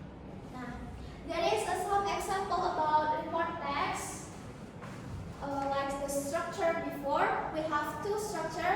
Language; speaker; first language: English; non-native, learner; Indonesian